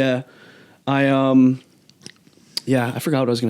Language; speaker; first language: English; native; English